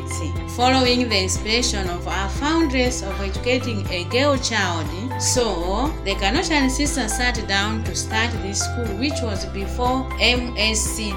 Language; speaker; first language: English; non-native, local second language; Nyanja